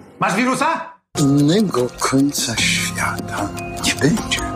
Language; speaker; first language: Polish; native; Polish